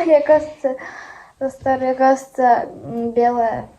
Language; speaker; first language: Russian; non-native, local second language; Kazakh